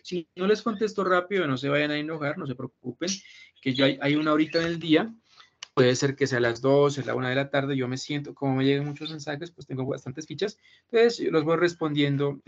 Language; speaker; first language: Spanish; native; Spanish